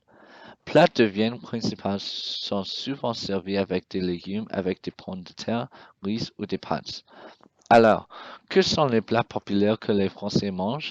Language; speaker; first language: French; non-native, learner; English